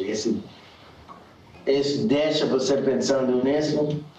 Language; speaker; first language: Portuguese; non-native, fluent; English